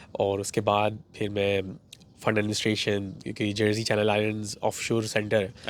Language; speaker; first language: Urdu; native; Urdu